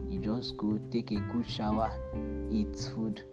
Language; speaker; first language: English; non-native, local second language; Igbo